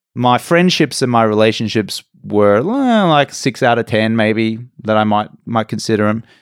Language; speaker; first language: English; native; English